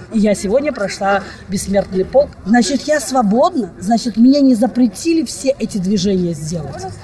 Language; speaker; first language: Russian; native; Russian